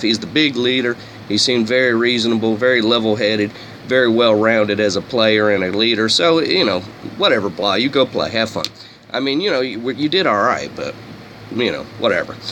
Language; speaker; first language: English; native; English